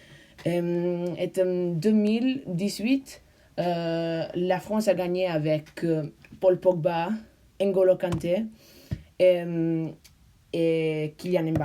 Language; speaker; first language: French; non-native, learner; English